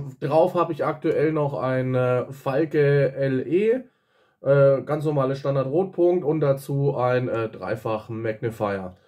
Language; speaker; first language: German; native; German